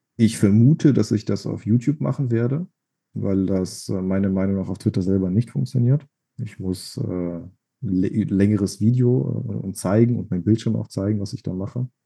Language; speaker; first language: German; non-native, fluent; Russian